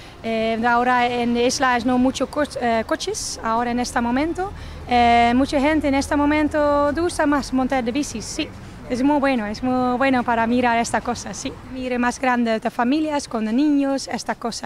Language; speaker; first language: Spanish; non-native, learner; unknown